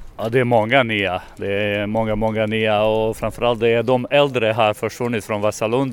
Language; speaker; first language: Swedish; non-native, fluent; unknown